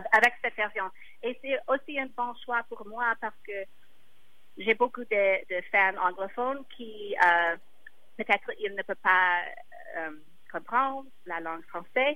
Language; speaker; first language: French; non-native, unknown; English